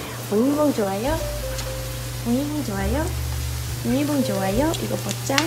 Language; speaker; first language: Korean; non-native, learner; Dutch